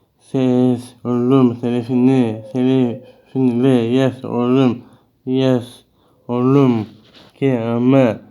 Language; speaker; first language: Turkish; early bilingual, heritage; Turkish